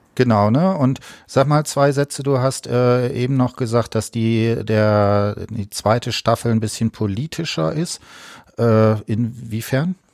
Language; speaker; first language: German; native; German